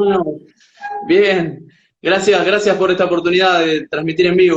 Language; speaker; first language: Spanish; native; Spanish